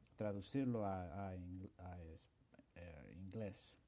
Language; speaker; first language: Spanish; non-native, local second language; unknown